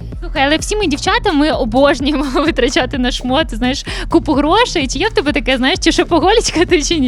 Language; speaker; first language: Ukrainian; native; Ukrainian